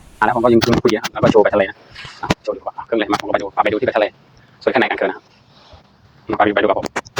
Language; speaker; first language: Thai; non-native, fluent; Burmese